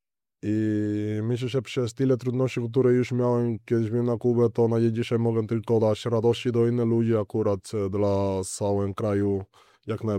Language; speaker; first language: Polish; non-native, learner; Spanish